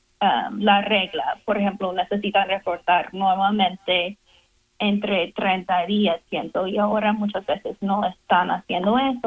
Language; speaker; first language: Spanish; non-native, fluent; English